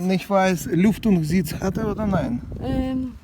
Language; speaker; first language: German; non-native, learner; Ukrainian